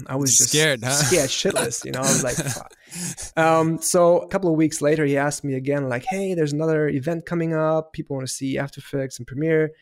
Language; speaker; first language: English; non-native, fluent; German